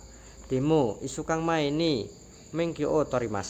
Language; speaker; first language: Japanese; non-native, learner; Indonesian